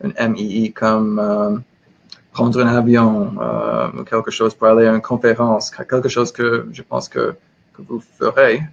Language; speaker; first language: French; non-native, learner; English